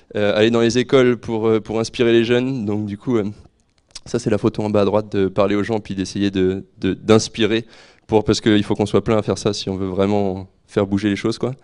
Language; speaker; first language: French; native; French